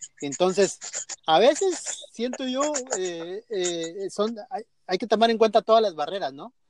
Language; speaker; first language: Spanish; native; Spanish